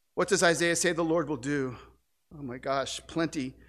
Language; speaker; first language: English; native; English